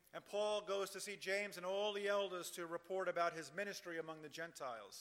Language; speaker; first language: English; native; English